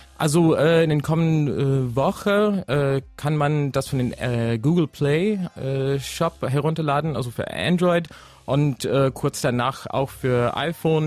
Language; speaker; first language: German; non-native, fluent; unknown